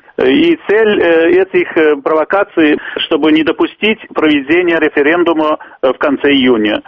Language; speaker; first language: Russian; native; Russian